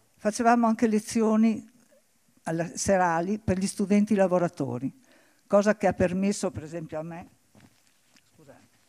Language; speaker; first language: Italian; native; Italian